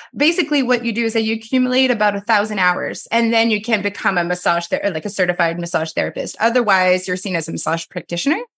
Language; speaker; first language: English; non-native, fluent; French